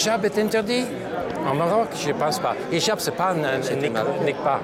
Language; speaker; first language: French; non-native, local second language; English